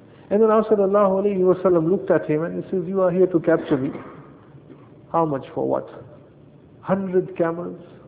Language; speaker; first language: English; early bilingual, other home language; Urdu